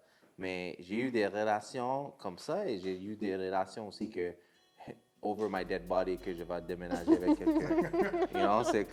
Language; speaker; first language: French; non-native, local second language; English